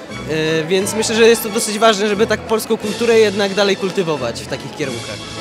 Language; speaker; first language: Polish; native; Polish